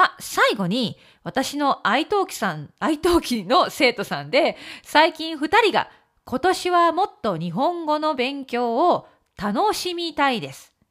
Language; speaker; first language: Japanese; native; Japanese